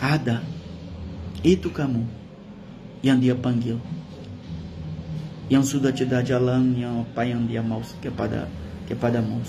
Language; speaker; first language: Indonesian; non-native, fluent; Portuguese